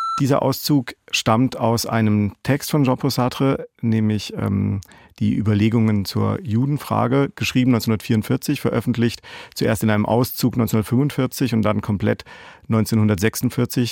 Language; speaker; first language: German; native; German